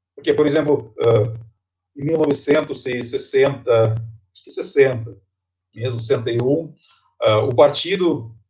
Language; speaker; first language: Portuguese; non-native, fluent; Russian